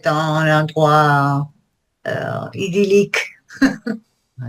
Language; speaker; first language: French; non-native, learner; Spanish